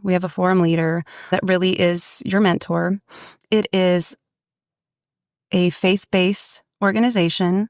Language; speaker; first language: English; native; English